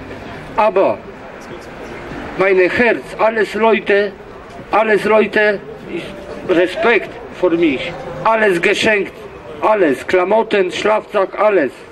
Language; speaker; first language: German; non-native, learner; Polish